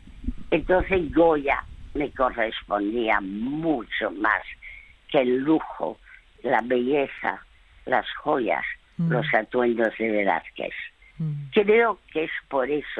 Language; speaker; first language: Spanish; early bilingual, other home language; French